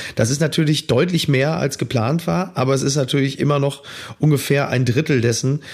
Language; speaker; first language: German; native; German